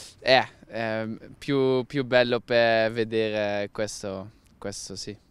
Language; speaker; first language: Italian; non-native, learner; Dutch